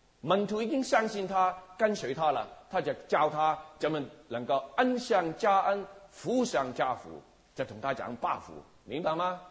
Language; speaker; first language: Chinese; non-native, local second language; Cantonese